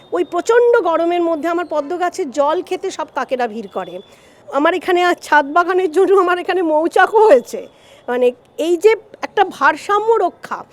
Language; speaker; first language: Bangla; native; Bangla